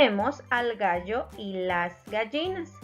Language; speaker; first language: Spanish; native; Spanish